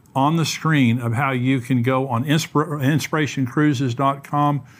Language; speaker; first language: English; native; English